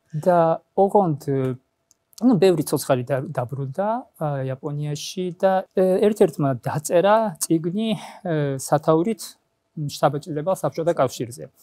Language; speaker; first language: Georgian; non-native, fluent; Japanese